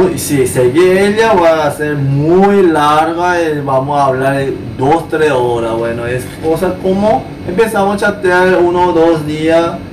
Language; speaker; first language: Spanish; non-native, learner; Korean